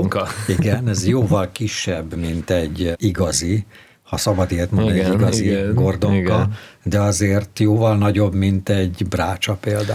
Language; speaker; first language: Hungarian; native; Hungarian